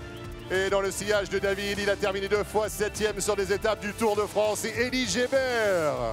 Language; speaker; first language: French; native; French